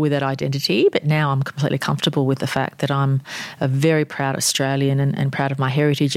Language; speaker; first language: English; non-native, local second language; Armenian